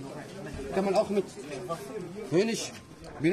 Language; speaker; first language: German; non-native, learner; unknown